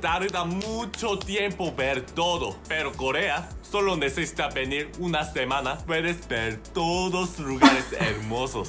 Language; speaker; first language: Spanish; non-native, learner; Korean